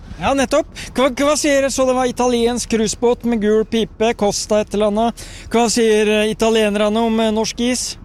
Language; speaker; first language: Norwegian; native; Norwegian